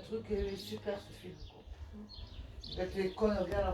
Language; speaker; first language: French; native; French